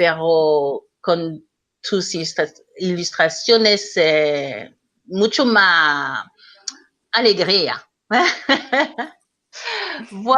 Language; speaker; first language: Spanish; non-native, learner; French